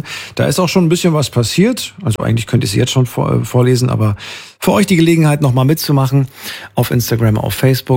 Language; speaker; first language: German; native; German